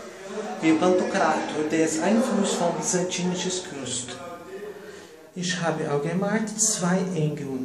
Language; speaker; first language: German; non-native, learner; Portuguese